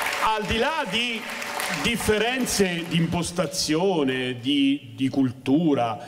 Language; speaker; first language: Italian; native; Italian